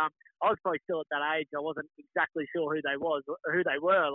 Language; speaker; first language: English; native; English